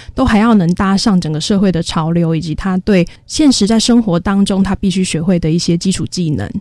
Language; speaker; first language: Chinese; native; Chinese